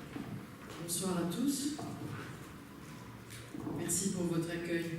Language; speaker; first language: French; non-native, local second language; Kabyle